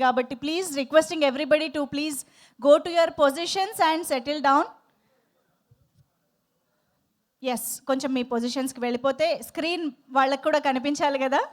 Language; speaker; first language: Telugu; native; Telugu